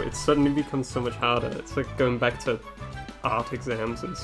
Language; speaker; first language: English; native; English